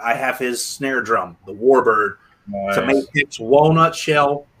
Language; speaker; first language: English; native; English